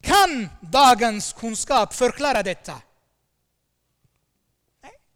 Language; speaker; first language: Swedish; non-native, fluent; Armenian